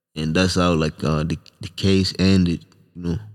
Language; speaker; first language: English; non-native, local second language; Swahili